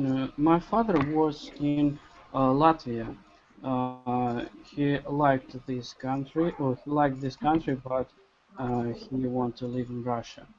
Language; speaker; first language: English; non-native, learner; Russian